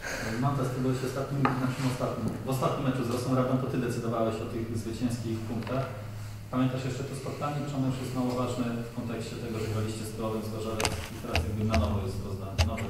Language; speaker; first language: Polish; native; Polish